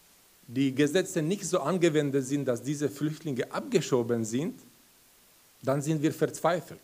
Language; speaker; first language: German; non-native, fluent; Slovak